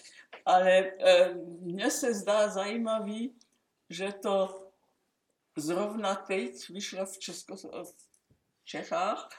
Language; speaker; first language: Czech; non-native, local second language; German